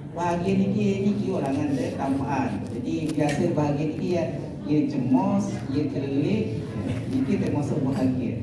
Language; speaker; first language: Malay; non-native, local second language; Sasak